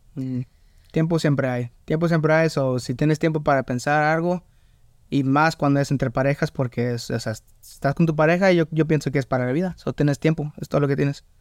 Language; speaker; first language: Spanish; early bilingual, heritage; Spanish